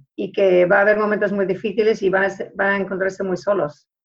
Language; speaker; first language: Spanish; early bilingual, heritage; Spanish